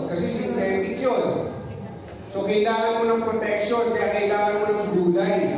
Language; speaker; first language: Filipino; native; Filipino